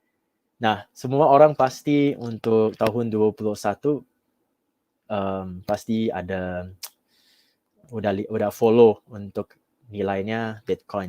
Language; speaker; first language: Indonesian; non-native, fluent; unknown